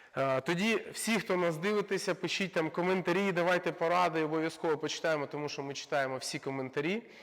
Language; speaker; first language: Ukrainian; non-native, local second language; Russian